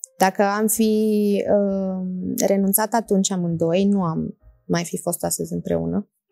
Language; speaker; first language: Romanian; early bilingual, heritage; Romanian